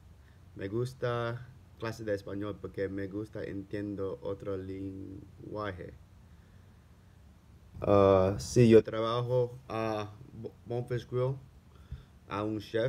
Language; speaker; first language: Spanish; non-native, learner; English